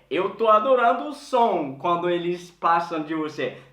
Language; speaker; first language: Portuguese; non-native, fluent; Swedish